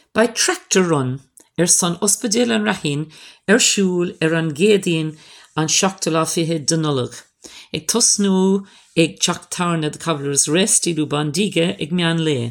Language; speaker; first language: Irish; non-native, local second language; English